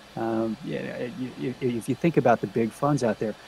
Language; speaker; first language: English; native; English